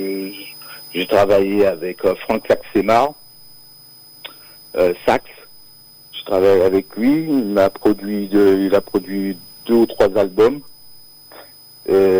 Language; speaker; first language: French; native; French